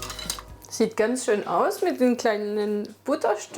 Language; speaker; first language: German; non-native, fluent; French